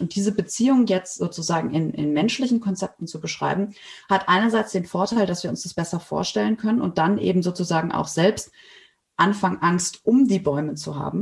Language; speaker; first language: German; native; German